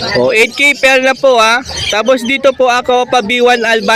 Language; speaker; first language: Filipino; native; Filipino